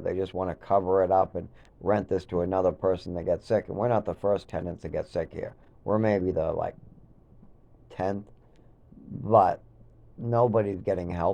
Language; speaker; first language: English; native; English